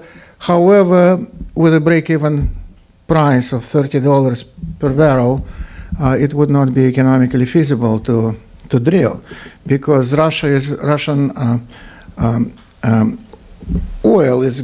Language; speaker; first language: English; non-native, fluent; Russian